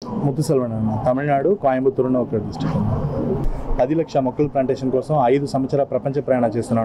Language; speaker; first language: Telugu; non-native, learner; Tamil